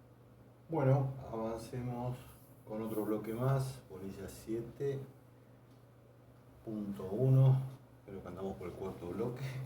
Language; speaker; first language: Spanish; native; Spanish